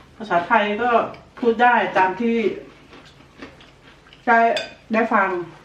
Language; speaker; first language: Thai; native; Thai